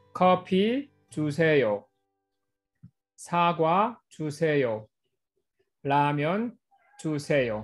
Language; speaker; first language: Korean; non-native, fluent; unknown